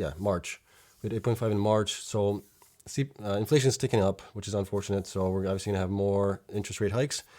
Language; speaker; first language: English; native; English